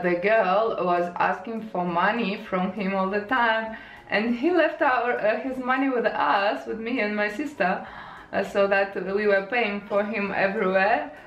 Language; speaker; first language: English; non-native, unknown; Lithuanian